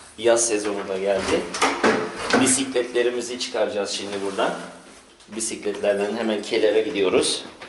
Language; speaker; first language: Turkish; early bilingual, heritage; Turkish